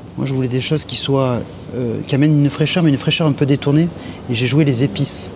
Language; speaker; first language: French; native; French